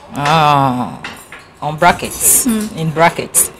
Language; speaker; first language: French; non-native, fluent; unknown